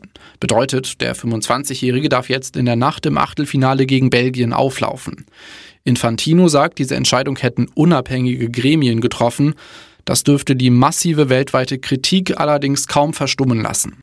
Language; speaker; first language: German; native; German